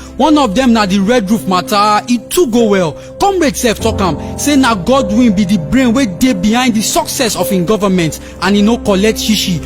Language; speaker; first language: Nigerian Pidgin; native; Nigerian Pidgin